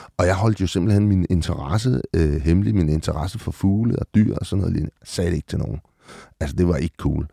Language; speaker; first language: Danish; native; Danish